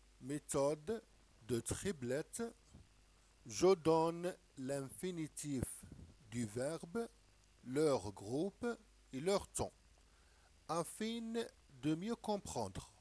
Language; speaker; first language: French; non-native, local second language; Arabic